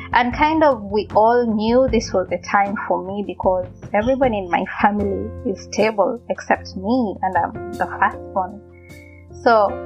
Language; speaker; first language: English; non-native, local second language; Gusii